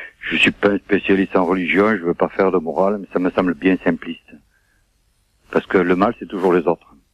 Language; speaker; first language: French; native; French